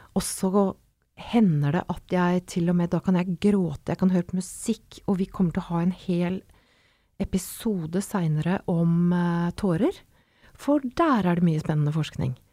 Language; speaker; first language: Norwegian; native; Norwegian